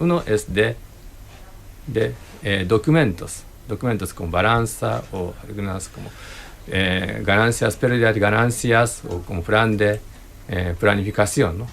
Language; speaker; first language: Spanish; non-native, learner; Japanese